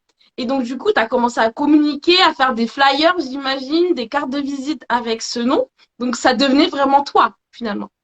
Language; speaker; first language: French; native; French